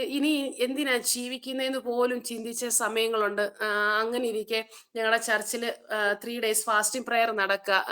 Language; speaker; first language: Malayalam; early bilingual, heritage; Malayalam